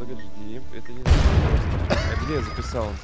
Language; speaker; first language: Russian; native; Russian